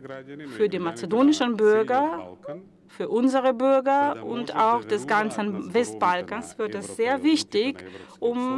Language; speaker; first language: German; non-native, fluent; Macedonian